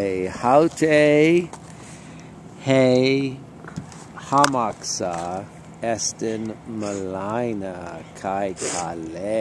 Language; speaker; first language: Greek; non-native, learner; English